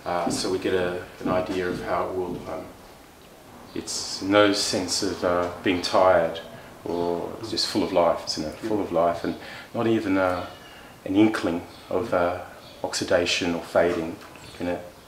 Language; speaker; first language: English; native; English